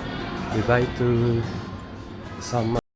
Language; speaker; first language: English; non-native, learner; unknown